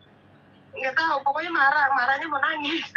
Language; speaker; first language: Indonesian; native; Indonesian